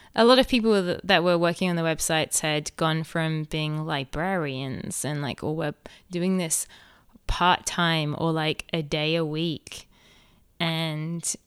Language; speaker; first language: English; native; English